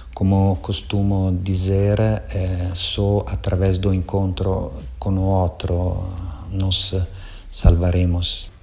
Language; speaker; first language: Portuguese; non-native, fluent; Italian